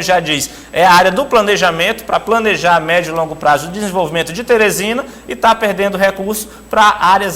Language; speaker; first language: Portuguese; native; Portuguese